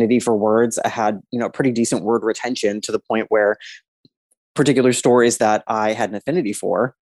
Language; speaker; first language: English; native; English